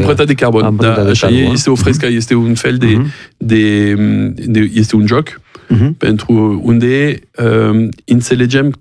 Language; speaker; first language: Romanian; non-native, learner; French